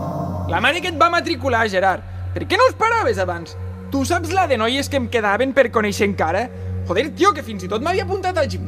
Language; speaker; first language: Catalan; native; Catalan